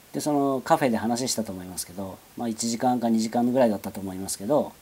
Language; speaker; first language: Japanese; native; Japanese